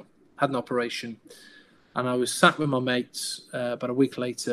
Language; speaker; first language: English; native; English